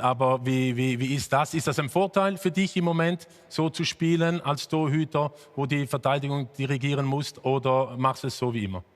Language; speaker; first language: German; native; German